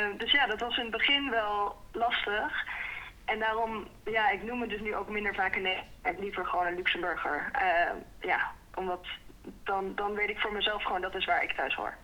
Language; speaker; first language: Dutch; early bilingual, heritage; Dutch